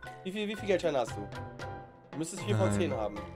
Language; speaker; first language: German; native; German